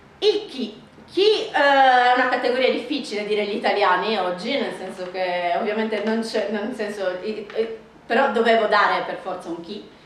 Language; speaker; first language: Italian; native; Italian